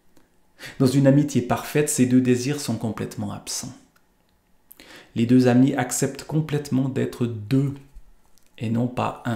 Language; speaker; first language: French; native; French